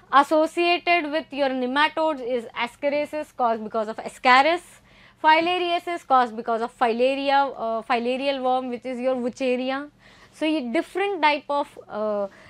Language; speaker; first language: Hindi; native; Hindi